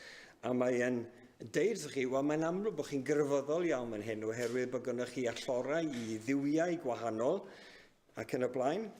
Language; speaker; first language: Welsh; native; Welsh